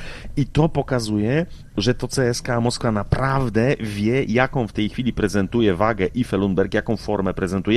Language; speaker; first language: Polish; native; Polish